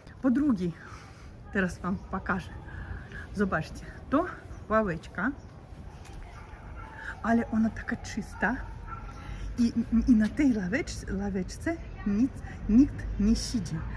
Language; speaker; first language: Polish; non-native, learner; Russian